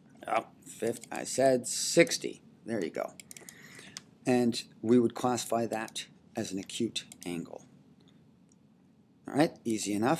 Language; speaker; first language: English; native; English